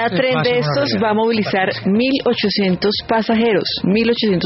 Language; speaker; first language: Spanish; native; Spanish